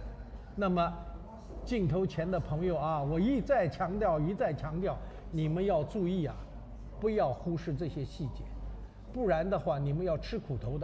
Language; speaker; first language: Chinese; native; Chinese